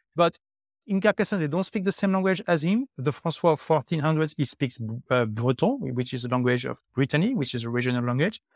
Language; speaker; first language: English; non-native, fluent; French